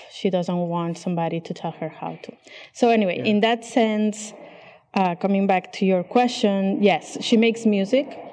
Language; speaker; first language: English; non-native, fluent; Catalan